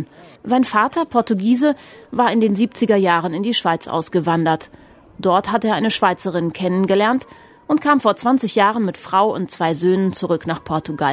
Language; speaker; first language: German; native; German